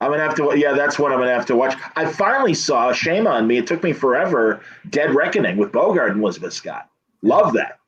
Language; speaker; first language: English; native; English